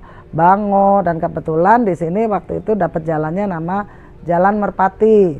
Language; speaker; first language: Indonesian; native; Indonesian